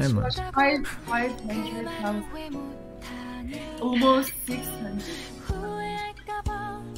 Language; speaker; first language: English; non-native, fluent; French